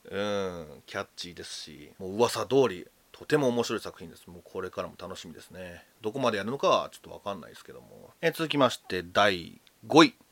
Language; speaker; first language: Japanese; native; Japanese